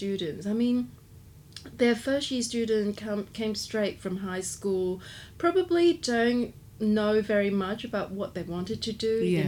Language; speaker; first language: English; non-native, local second language; Cantonese